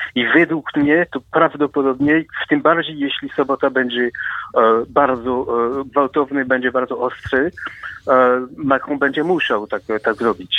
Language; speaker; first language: Polish; non-native, fluent; French